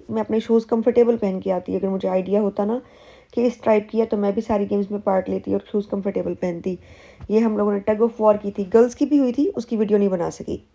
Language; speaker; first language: Urdu; native; Urdu